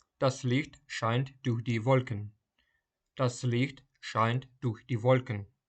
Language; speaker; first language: German; non-native, fluent; Ukrainian